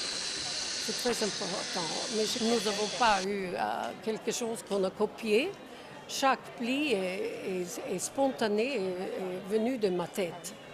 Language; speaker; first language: French; non-native, fluent; Czech